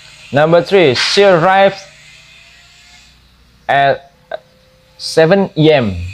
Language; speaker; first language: English; non-native, fluent; Indonesian